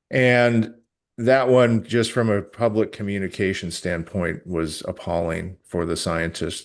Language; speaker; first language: English; native; English